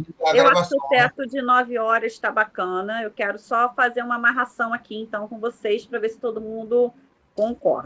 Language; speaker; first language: Portuguese; native; Portuguese